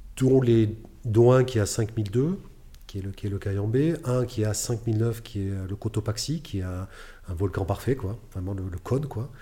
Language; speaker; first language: French; native; French